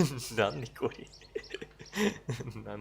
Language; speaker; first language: Japanese; non-native, learner; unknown